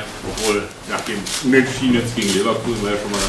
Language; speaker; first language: German; native; German